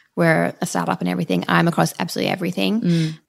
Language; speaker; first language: English; native; English